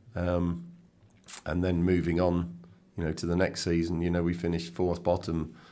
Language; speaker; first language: English; native; English